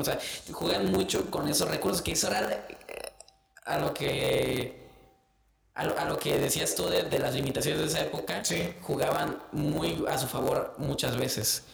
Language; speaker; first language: Spanish; native; Spanish